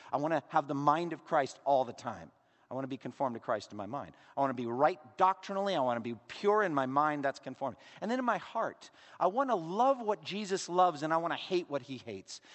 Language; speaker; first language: English; native; English